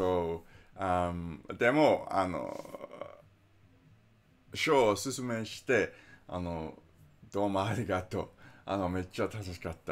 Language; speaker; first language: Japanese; non-native, learner; English